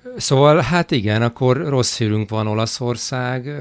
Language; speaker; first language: Hungarian; native; Hungarian